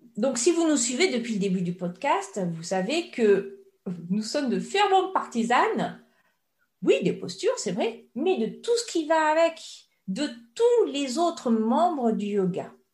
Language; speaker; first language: French; native; French